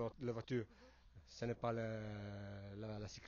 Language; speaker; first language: French; non-native, learner; Italian